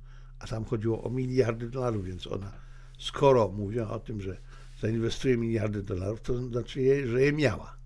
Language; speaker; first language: Polish; native; Polish